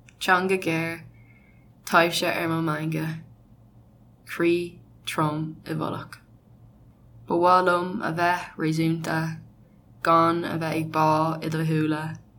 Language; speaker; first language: Irish; non-native, local second language; English